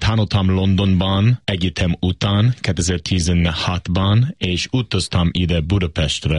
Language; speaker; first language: Hungarian; non-native, learner; English